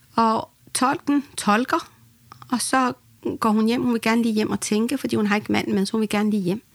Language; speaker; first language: Danish; early bilingual, other home language; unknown